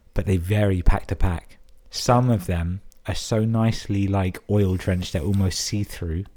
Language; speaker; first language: English; native; English